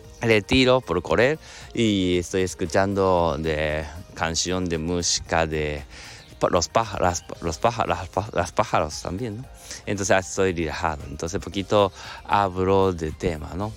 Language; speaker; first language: Spanish; non-native, learner; Japanese